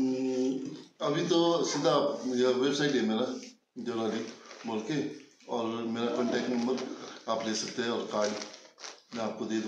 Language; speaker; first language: Hindi; non-native, local second language; Nepali